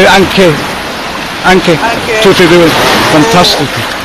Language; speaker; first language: Italian; non-native, learner; English